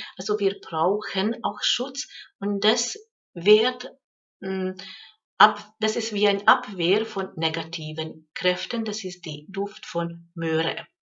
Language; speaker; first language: German; non-native, fluent; Hungarian